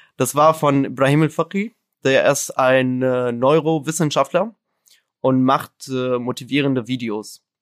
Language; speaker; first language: German; non-native, fluent; Arabic